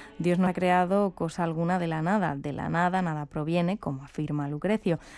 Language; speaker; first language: Spanish; native; Spanish